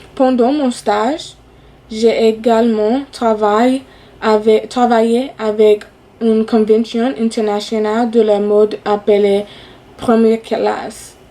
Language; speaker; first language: French; non-native, fluent; English